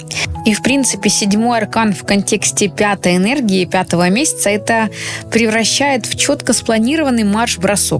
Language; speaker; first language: Russian; native; Russian